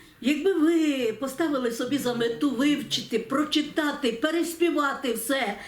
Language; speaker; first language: Ukrainian; native; Ukrainian